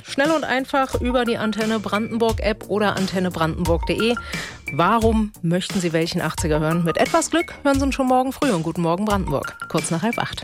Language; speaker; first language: German; native; German